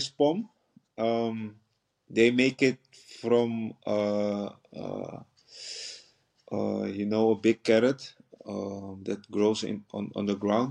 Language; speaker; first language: English; non-native, fluent; Dutch